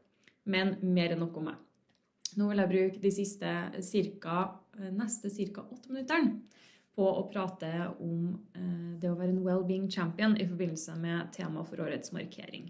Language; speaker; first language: Norwegian; native; Norwegian